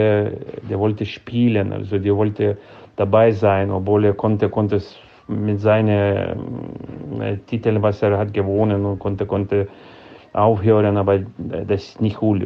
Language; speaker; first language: German; non-native, fluent; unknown